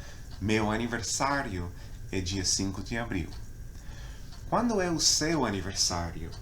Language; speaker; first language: Portuguese; non-native, fluent; English